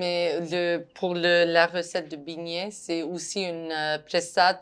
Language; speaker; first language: French; non-native, fluent; English